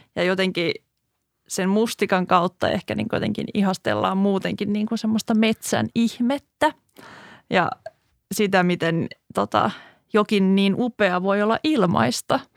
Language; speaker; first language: Finnish; native; Finnish